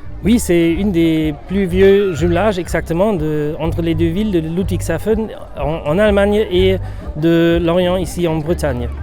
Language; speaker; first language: French; non-native, fluent; German